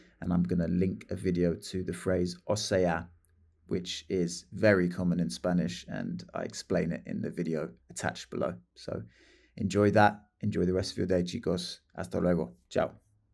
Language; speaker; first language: English; native; English